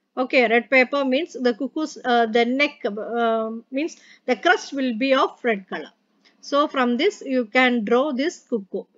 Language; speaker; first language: English; non-native, local second language; Malayalam